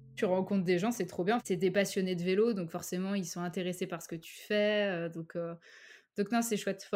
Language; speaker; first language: French; native; French